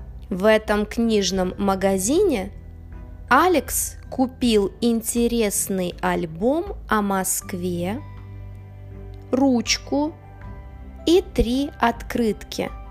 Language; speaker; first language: Russian; native; Russian